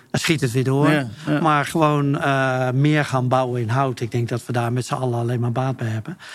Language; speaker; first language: Dutch; native; Dutch